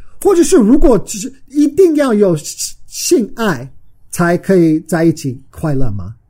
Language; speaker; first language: Chinese; non-native, fluent; English